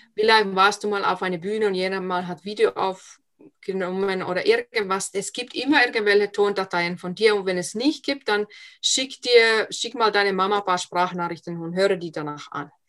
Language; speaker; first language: German; non-native, fluent; Finnish